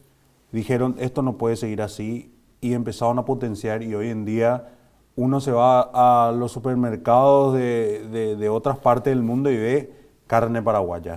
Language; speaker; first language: Spanish; native; Spanish